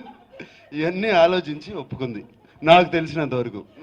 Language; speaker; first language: Telugu; native; Telugu